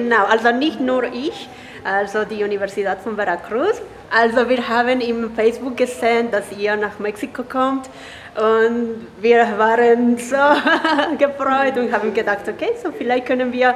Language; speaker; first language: German; non-native, fluent; Spanish